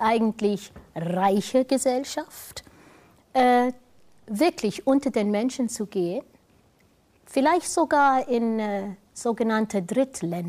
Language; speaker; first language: German; non-native, fluent; English